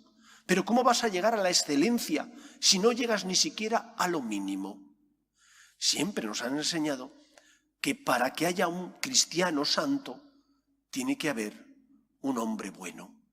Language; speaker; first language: Spanish; native; Spanish